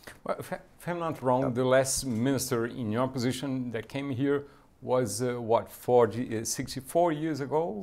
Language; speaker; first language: English; non-native, fluent; Portuguese